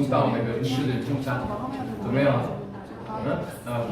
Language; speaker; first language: Chinese; non-native, fluent; Korean